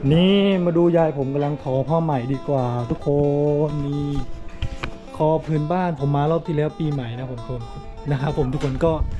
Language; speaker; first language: Thai; native; Thai